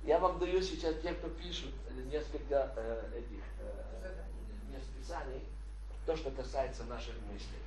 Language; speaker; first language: Polish; non-native, learner; Russian